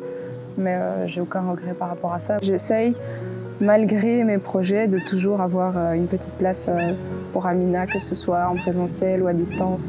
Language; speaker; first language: French; native; French